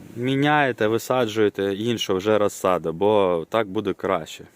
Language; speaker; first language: Ukrainian; non-native, local second language; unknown